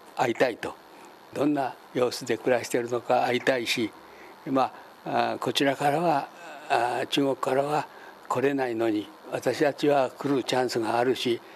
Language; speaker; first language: Japanese; native; Japanese